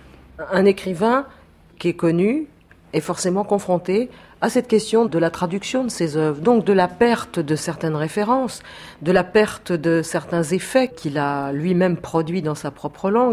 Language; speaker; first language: French; native; French